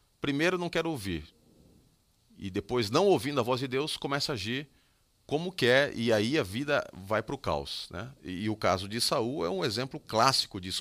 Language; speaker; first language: Portuguese; native; Portuguese